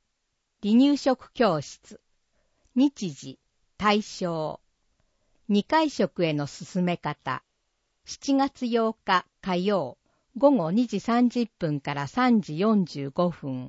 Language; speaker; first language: Japanese; native; Japanese